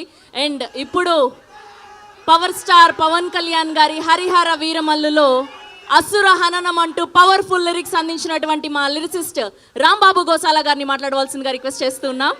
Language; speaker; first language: Telugu; native; Telugu